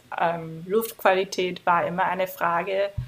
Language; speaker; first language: German; non-native, fluent; English